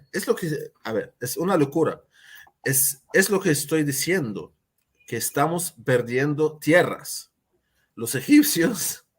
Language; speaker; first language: Spanish; non-native, fluent; Arabic